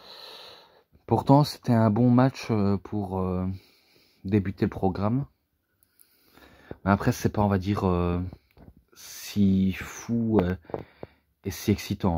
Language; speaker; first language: French; native; French